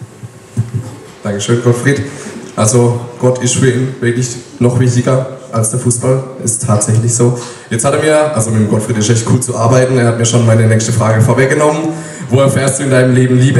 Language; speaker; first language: German; native; German